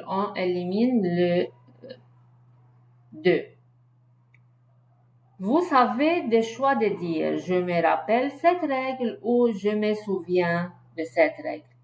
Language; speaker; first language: French; non-native, learner; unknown